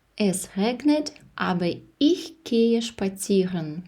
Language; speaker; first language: German; non-native, fluent; Ukrainian